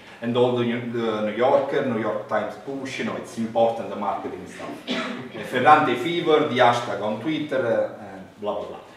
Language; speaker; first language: English; non-native, fluent; Italian